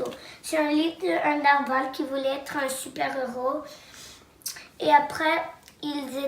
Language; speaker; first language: French; non-native, local second language; English